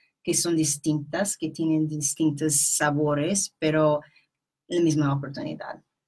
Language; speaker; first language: Spanish; non-native, fluent; English